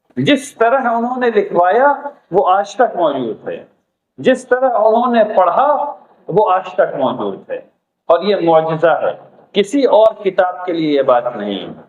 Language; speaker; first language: Urdu; native; Urdu